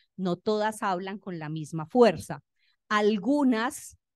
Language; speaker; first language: Spanish; native; Spanish